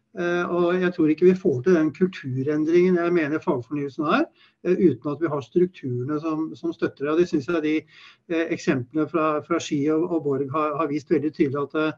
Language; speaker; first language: Norwegian; native; Norwegian